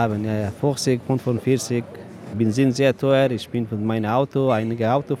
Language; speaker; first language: German; non-native, learner; Persian